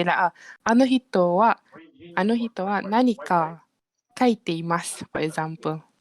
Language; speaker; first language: Japanese; non-native, learner; Malay